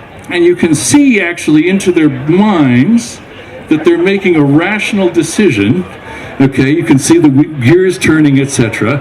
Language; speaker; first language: English; native; English